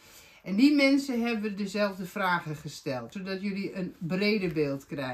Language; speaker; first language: Dutch; native; Dutch